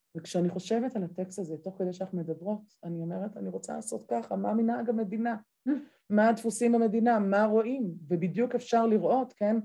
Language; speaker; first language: Hebrew; native; Hebrew